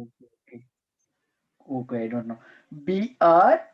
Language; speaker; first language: English; non-native, learner; Telugu